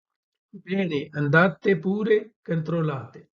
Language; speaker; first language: Italian; non-native, fluent; Urdu